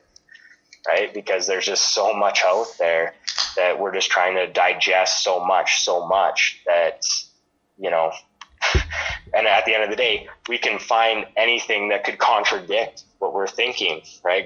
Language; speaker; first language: English; native; English